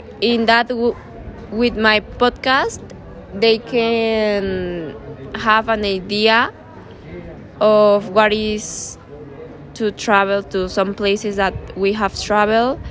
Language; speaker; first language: English; non-native, learner; Spanish